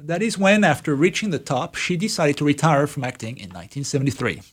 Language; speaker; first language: English; non-native, fluent; French